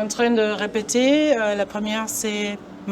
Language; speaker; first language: French; non-native, fluent; German